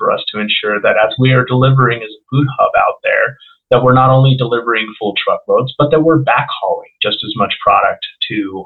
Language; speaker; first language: English; non-native, local second language; Spanish